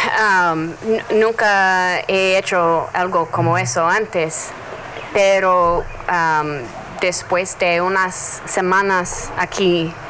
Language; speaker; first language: Spanish; non-native, learner; English